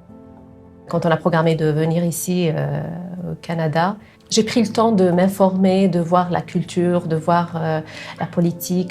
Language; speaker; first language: French; non-native, local second language; Arabic